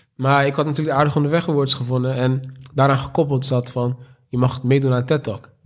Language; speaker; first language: Dutch; native; Dutch